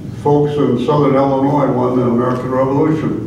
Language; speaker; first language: English; native; English